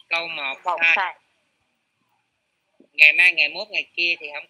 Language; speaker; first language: Vietnamese; native; Vietnamese